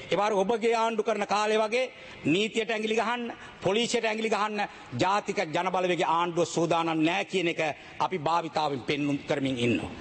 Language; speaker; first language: Sinhala; native; Sinhala